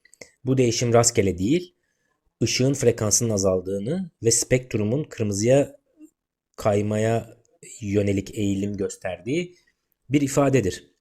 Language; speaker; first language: Turkish; native; Turkish